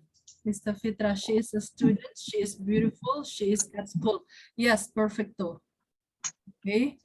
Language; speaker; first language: English; non-native, fluent; Indonesian